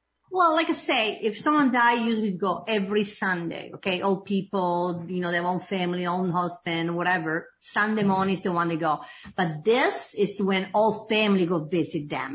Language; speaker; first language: English; non-native, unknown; Italian